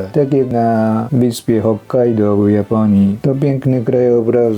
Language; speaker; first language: Polish; non-native, fluent; Japanese